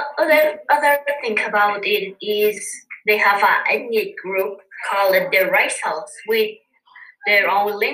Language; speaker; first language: English; non-native, learner; Spanish